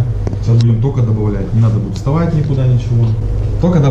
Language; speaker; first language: Russian; native; Russian